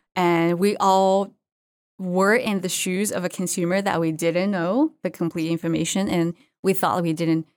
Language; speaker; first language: English; non-native, fluent; Chinese